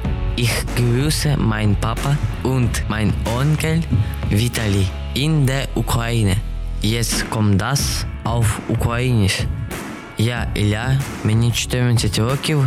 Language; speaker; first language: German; non-native, learner; Ukrainian